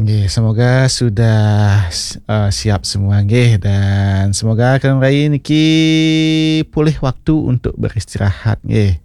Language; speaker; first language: Indonesian; non-native, local second language; Balinese